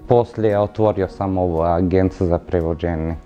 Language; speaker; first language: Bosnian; non-native, learner; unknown